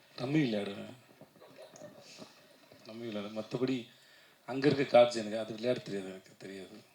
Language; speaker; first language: Tamil; native; Tamil